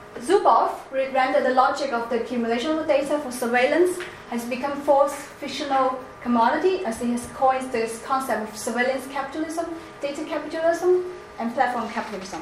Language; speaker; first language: English; non-native, fluent; Chinese